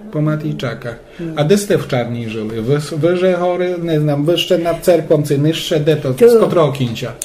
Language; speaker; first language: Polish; non-native, local second language; Rusyn